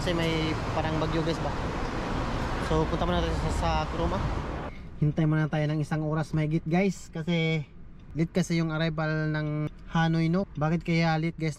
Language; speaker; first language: Filipino; native; Filipino